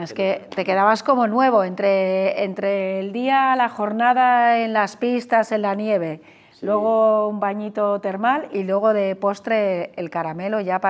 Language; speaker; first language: Spanish; native; Spanish